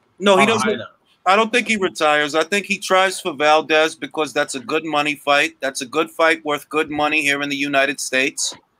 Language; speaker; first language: English; native; English